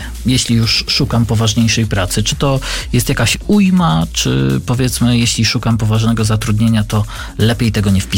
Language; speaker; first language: Polish; native; Polish